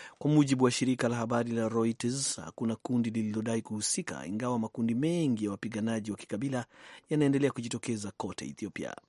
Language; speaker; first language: Swahili; native; Swahili